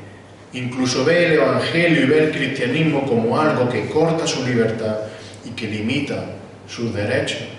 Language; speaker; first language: Spanish; native; Spanish